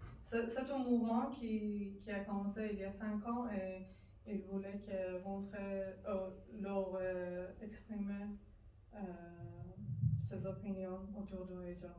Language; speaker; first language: French; non-native, learner; Persian